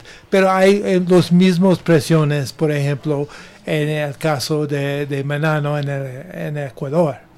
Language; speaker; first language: Spanish; non-native, learner; English